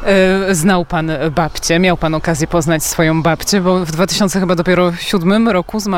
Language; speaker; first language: Polish; native; Polish